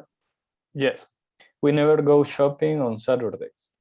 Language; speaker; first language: English; non-native, learner; Spanish